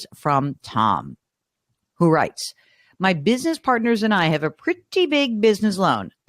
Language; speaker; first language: English; native; English